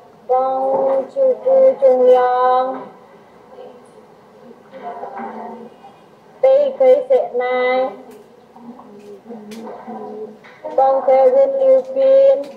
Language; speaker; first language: Cantonese; non-native, learner; Indonesian